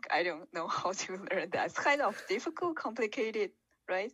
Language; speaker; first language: English; non-native, fluent; Chinese